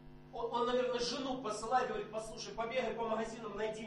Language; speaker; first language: Polish; non-native, learner; Russian